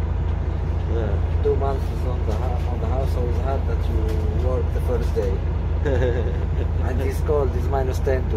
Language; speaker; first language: English; non-native, learner; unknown